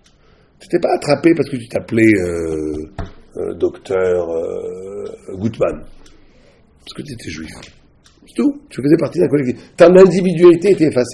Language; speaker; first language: French; native; French